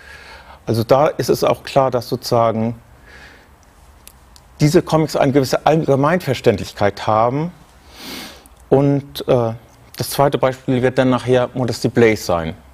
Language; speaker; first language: German; native; German